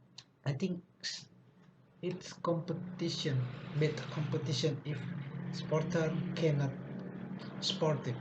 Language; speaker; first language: English; non-native, learner; Indonesian